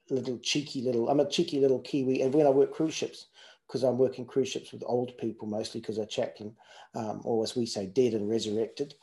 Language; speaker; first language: English; native; English